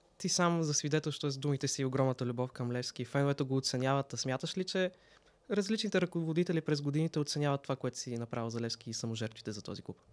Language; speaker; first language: Bulgarian; native; Bulgarian